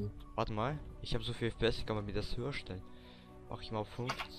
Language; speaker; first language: German; native; German